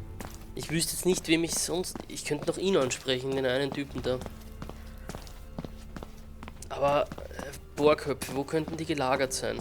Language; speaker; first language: German; native; German